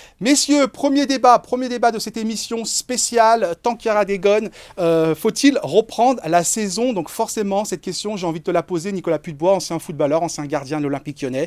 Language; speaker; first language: French; native; French